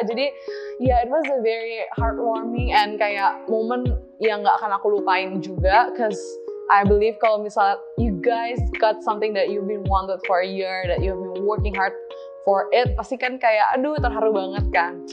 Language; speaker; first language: English; non-native, fluent; Indonesian